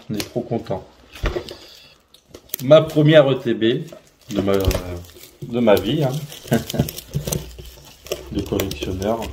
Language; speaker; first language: French; native; French